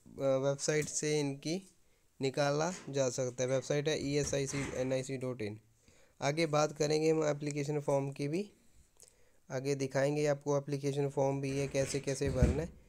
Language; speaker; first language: Hindi; non-native, local second language; Punjabi